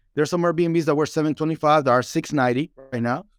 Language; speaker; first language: English; non-native, fluent; Spanish